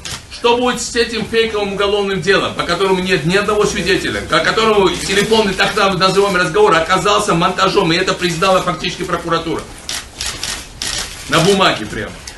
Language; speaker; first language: Russian; non-native, local second language; Georgian